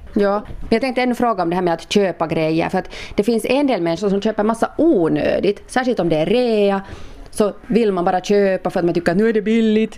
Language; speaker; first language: Swedish; native; Swedish